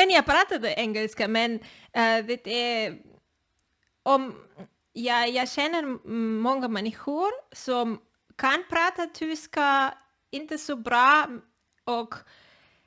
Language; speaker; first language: Swedish; non-native, learner; Spanish